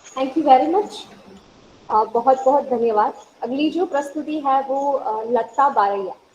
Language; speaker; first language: Hindi; non-native, local second language; Gujarati